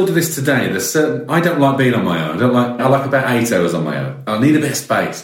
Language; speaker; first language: English; native; English